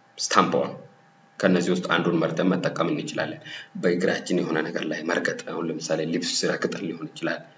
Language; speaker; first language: Amharic; non-native, local second language; Oromo